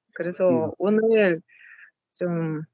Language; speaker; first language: Korean; non-native, learner; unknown